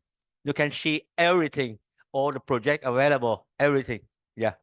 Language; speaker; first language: English; non-native, learner; Vietnamese